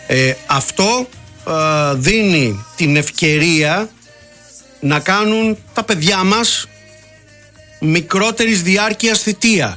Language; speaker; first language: Greek; native; Greek